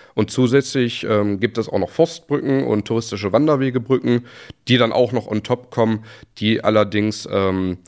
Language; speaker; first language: German; native; German